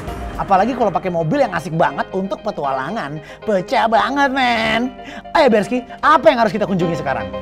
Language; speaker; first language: Indonesian; native; Indonesian